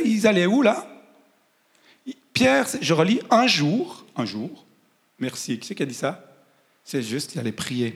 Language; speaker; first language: French; native; French